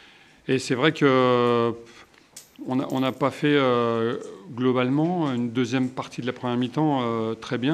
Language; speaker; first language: French; native; French